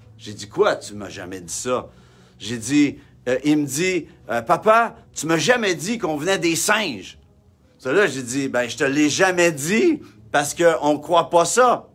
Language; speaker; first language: French; native; French